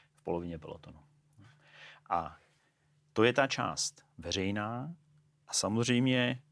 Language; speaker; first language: Czech; native; Czech